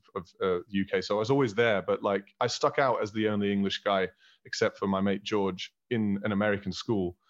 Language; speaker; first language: English; early bilingual, heritage; German